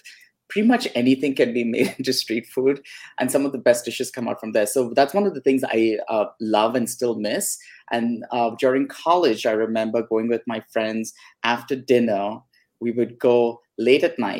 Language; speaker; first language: English; non-native, local second language; Hindi